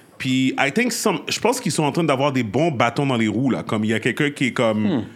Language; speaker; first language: French; native; French